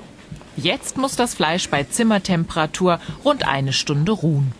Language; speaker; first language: German; native; German